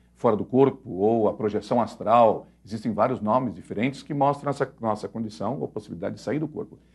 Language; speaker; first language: Portuguese; native; Portuguese